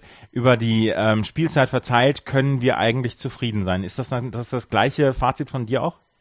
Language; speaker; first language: German; native; German